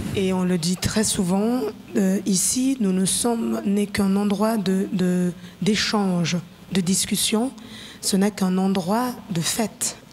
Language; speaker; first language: French; non-native, local second language; Bambara